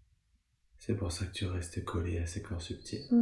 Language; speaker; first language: French; native; French